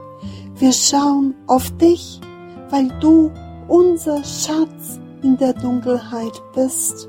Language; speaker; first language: German; non-native, fluent; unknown